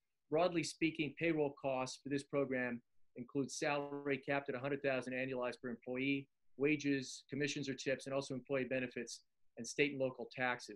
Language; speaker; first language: English; native; English